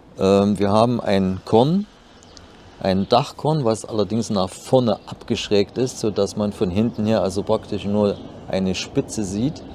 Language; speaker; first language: German; native; German